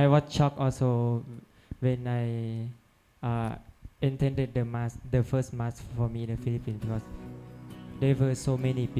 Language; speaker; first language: English; non-native, learner; Thai